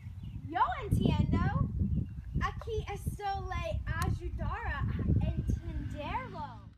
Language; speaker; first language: Spanish; non-native, learner; English